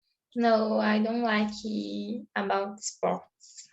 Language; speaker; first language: English; non-native, learner; Portuguese